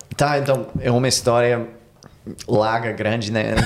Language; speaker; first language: Portuguese; non-native, fluent; English